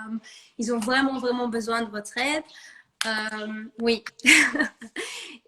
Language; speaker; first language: French; non-native, fluent; Dutch